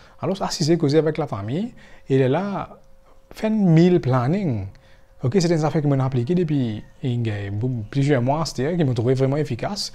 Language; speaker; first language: French; non-native, local second language; Morisyen